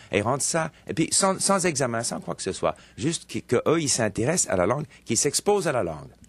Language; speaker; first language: French; non-native, local second language; English